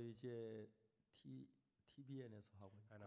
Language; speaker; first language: Korean; native; Korean